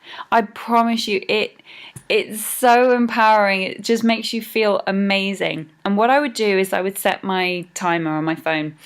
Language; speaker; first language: English; native; English